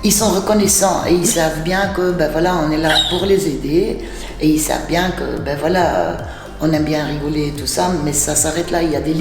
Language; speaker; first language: French; non-native, fluent; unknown